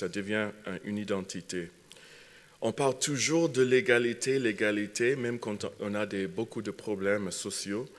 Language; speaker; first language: French; non-native, fluent; English